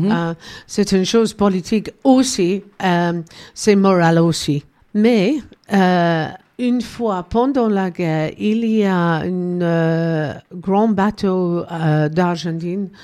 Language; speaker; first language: French; non-native, learner; English